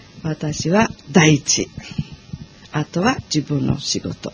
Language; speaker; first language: Japanese; non-native, learner; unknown